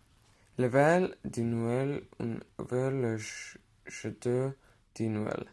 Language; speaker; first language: French; non-native, learner; Norwegian